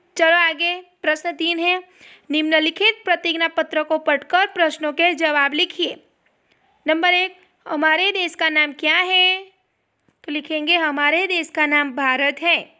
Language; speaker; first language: Hindi; non-native, local second language; Gujarati